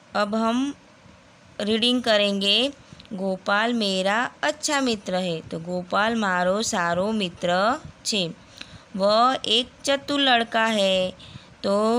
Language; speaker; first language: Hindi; non-native, local second language; Gujarati